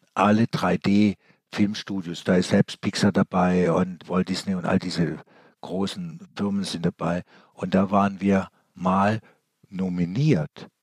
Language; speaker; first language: German; native; German